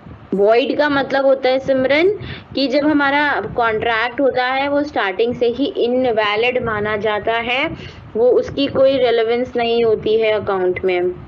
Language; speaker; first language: Hindi; native; Hindi